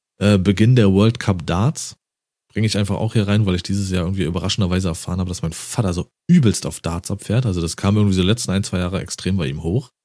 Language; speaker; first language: German; native; German